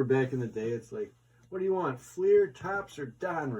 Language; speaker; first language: English; native; English